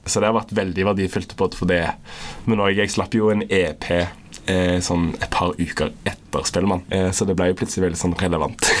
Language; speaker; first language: Norwegian; native; Norwegian